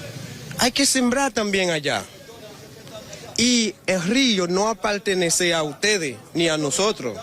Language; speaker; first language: Spanish; non-native, learner; Haitian Creole